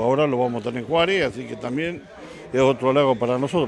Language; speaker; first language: Spanish; native; Spanish